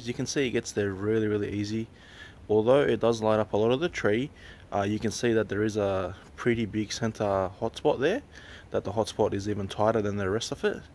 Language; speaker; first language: English; native; English